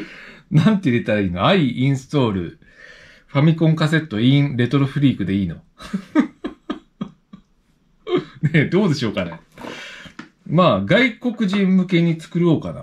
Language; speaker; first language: Japanese; native; Japanese